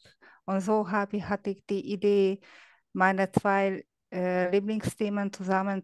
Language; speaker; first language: German; non-native, fluent; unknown